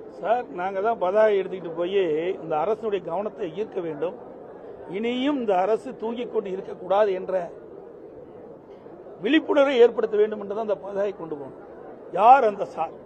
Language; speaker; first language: Tamil; native; Tamil